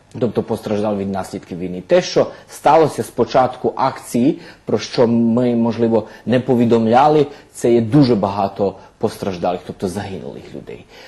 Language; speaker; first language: Ukrainian; early bilingual, heritage; Ukrainian